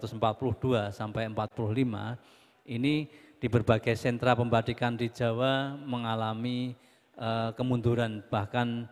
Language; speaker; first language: Indonesian; native; Indonesian